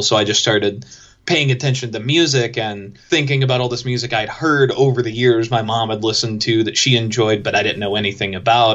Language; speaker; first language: English; native; English